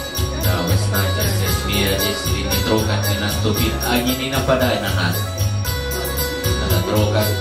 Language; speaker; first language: Russian; non-native, learner; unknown